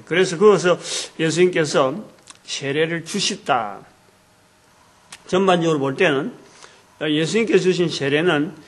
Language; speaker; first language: Korean; native; Korean